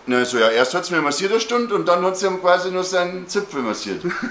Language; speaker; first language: German; native; German